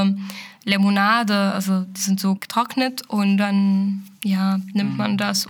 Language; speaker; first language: German; non-native, fluent; Arabic